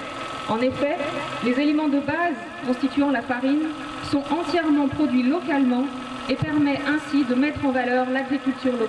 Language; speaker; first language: French; native; French